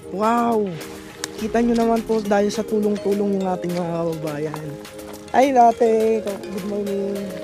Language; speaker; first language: Filipino; native; Filipino